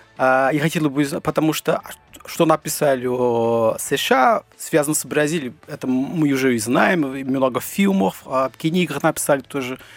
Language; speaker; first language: Russian; non-native, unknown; Portuguese